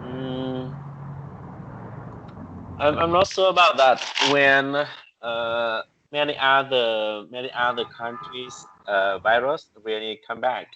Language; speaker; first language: English; non-native, learner; Vietnamese